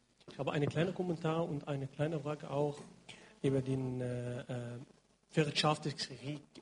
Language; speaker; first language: German; non-native, learner; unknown